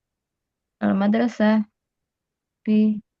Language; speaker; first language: Arabic; non-native, learner; Indonesian